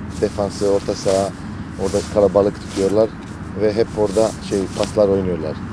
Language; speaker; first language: Turkish; non-native, learner; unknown